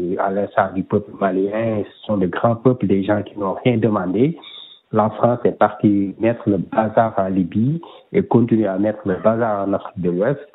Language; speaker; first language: French; non-native, local second language; Wolof